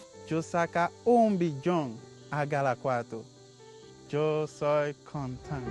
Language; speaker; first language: Spanish; non-native, learner; Haitian Creole